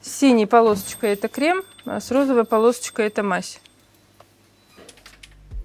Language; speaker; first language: Russian; native; Russian